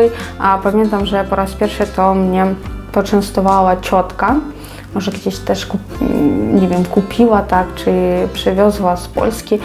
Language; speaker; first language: Polish; non-native, fluent; Ukrainian